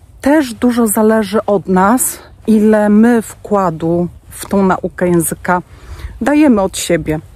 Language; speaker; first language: Polish; native; Polish